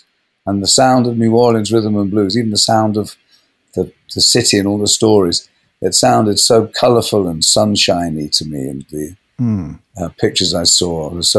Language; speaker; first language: English; native; English